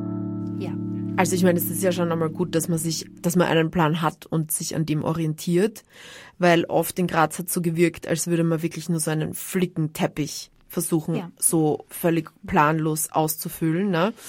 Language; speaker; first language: German; native; German